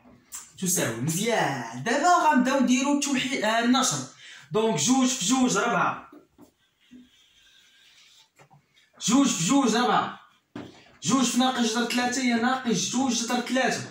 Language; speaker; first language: Arabic; native; Arabic